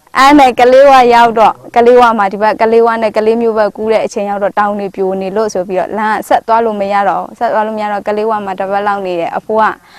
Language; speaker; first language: Burmese; native; Burmese